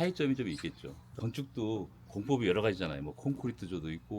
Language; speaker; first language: Korean; native; Korean